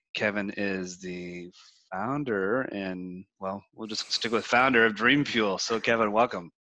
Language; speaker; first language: English; native; English